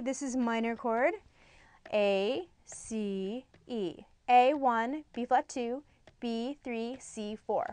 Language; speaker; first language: English; native; English